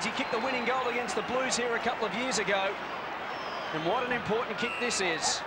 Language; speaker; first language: English; native; English